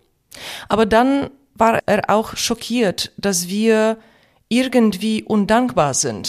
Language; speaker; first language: German; non-native, fluent; Polish